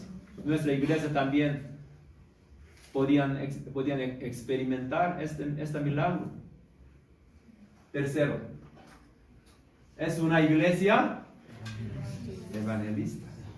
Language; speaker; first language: Spanish; non-native, learner; Korean